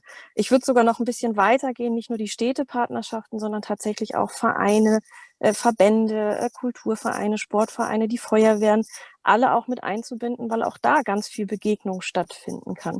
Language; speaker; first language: German; native; German